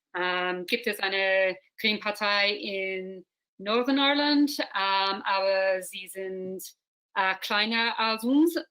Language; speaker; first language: German; non-native, learner; English